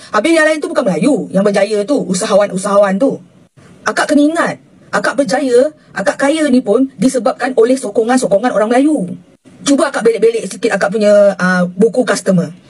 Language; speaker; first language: Malay; native; Malay